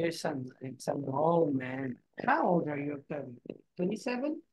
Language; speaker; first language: English; non-native, fluent; Spanish